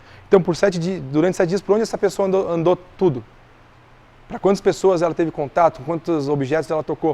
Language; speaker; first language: Portuguese; native; Portuguese